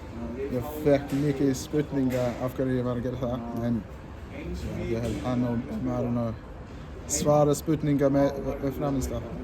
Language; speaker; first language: Icelandic; non-native, learner; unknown